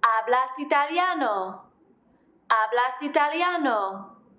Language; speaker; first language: Spanish; non-native, fluent; English